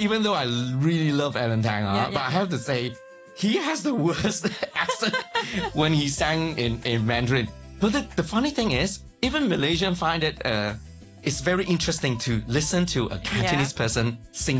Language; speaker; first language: English; non-native, local second language; Chinese